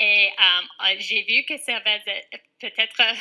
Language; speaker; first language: French; non-native, fluent; English